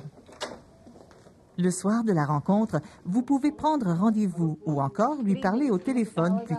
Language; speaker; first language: French; native; French